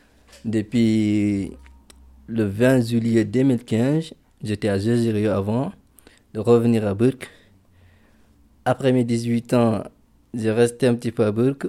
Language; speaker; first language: French; non-native, local second language; Fula